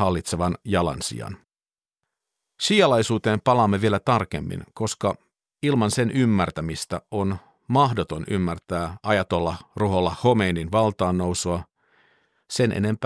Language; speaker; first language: Finnish; native; Finnish